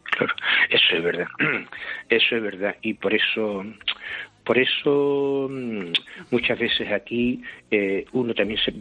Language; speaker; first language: Spanish; native; Spanish